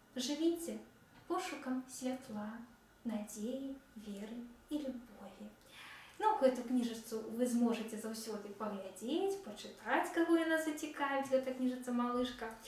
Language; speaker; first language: Belarusian; non-native, local second language; Russian